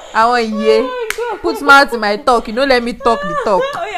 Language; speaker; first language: English; non-native, local second language; Yoruba